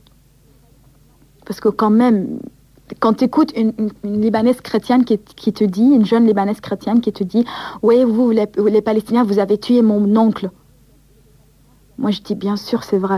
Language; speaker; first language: French; non-native, local second language; Arabic